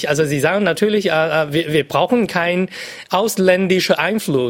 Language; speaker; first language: German; non-native, fluent; Cantonese